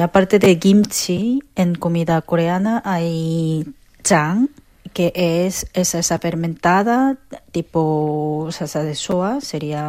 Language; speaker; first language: Spanish; non-native, fluent; Korean